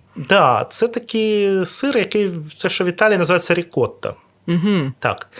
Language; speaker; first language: Ukrainian; non-native, local second language; Russian